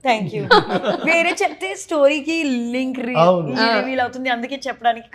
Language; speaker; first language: Telugu; non-native, learner; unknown